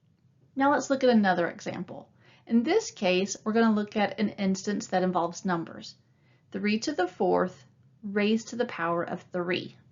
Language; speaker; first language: English; native; English